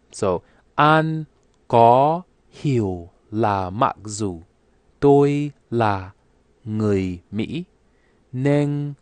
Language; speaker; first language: Vietnamese; non-native, learner; English